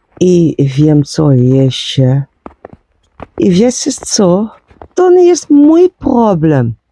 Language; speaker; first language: Polish; non-native, learner; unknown